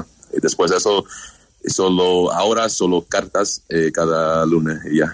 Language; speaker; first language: Spanish; non-native, learner; English